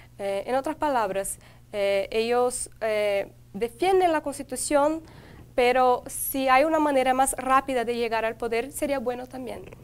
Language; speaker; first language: Spanish; non-native, fluent; Portuguese